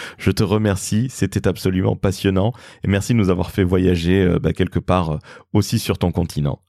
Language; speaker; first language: French; native; French